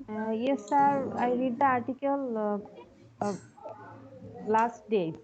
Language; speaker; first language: English; non-native, learner; Bangla